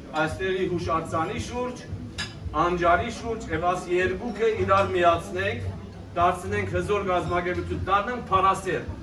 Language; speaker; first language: Armenian; early bilingual, heritage; Armenian